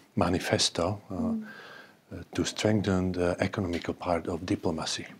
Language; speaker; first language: English; non-native, fluent; Slovak